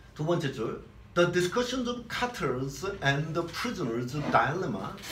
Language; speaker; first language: English; non-native, fluent; Korean